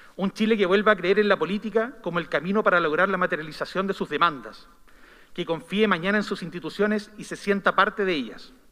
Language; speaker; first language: Spanish; native; Spanish